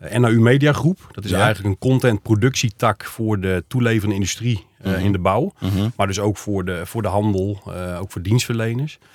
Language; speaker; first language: Dutch; native; Dutch